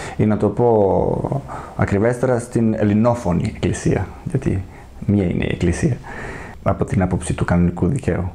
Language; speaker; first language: Greek; non-native, fluent; Serbian